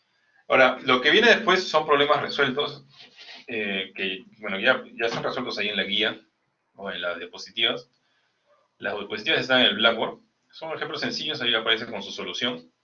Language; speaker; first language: Spanish; native; Spanish